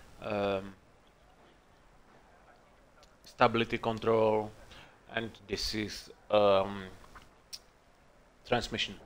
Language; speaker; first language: English; non-native, learner; Czech